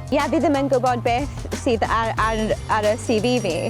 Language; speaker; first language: Welsh; non-native, local second language; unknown